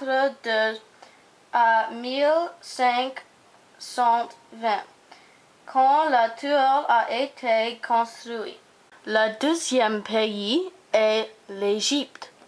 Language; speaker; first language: French; non-native, learner; English